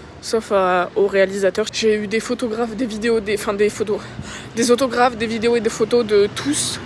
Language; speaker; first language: French; native; French